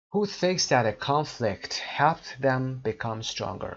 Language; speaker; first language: English; non-native, fluent; Persian